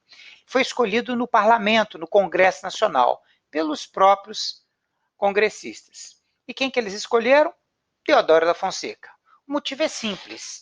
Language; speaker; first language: Portuguese; native; Portuguese